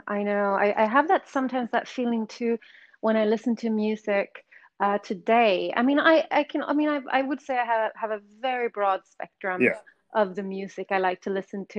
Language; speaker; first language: English; non-native, fluent; Swedish